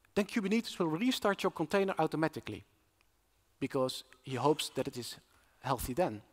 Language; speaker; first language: English; non-native, fluent; Dutch